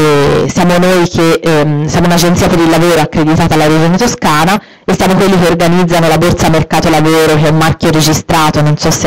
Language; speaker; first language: Italian; native; Italian